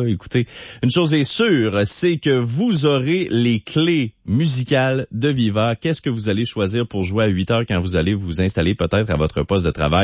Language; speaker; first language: French; native; French